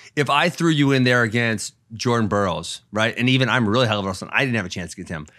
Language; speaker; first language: English; native; English